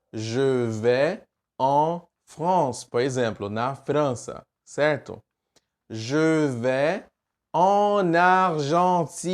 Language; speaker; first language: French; non-native, fluent; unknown